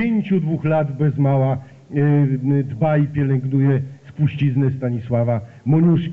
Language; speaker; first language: Polish; native; Polish